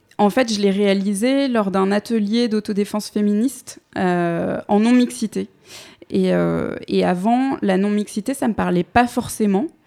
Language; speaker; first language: French; native; French